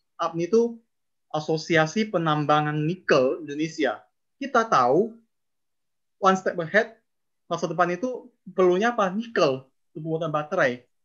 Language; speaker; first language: Indonesian; non-native, local second language; Chinese